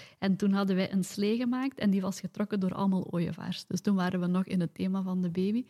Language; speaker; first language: Dutch; native; Dutch